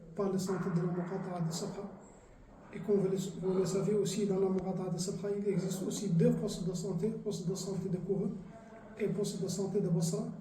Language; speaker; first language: French; non-native, local second language; Arabic